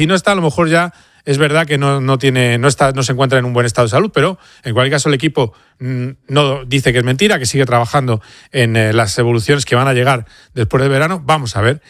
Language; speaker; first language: Spanish; native; Spanish